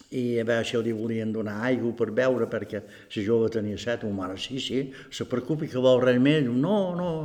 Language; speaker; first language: Catalan; native; Catalan